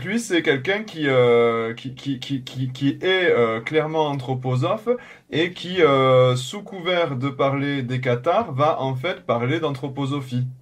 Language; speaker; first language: French; native; French